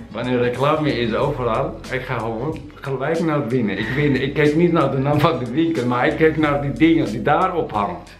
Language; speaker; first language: Dutch; non-native, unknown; Arabic